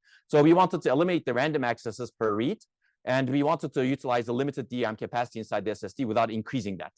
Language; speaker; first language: English; non-native, fluent; Turkish